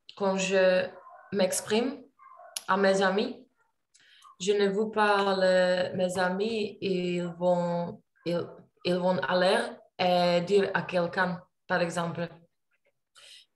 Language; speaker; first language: French; non-native, learner; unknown